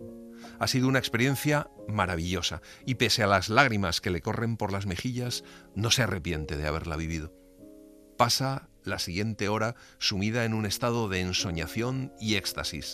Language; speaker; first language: Spanish; native; Spanish